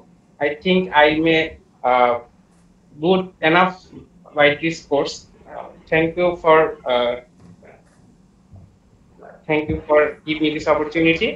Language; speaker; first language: English; non-native, learner; Bangla